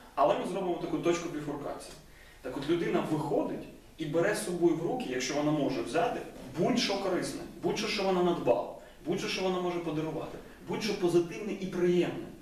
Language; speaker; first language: Ukrainian; native; Ukrainian